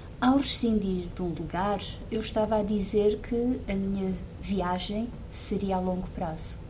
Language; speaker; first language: Portuguese; early bilingual, heritage; Portuguese